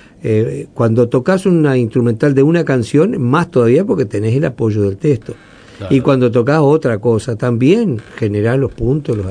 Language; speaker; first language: Spanish; native; Spanish